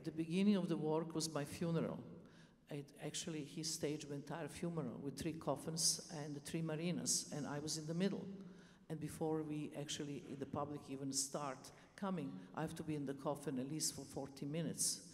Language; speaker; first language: English; non-native, fluent; Serbian